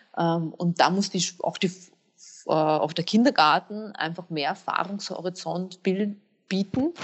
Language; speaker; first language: German; early bilingual, other home language; Bosnian